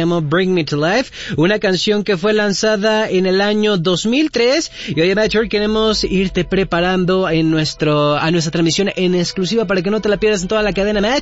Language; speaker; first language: Spanish; native; Spanish